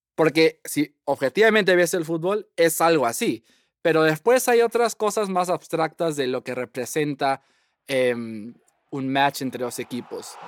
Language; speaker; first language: Spanish; native; Spanish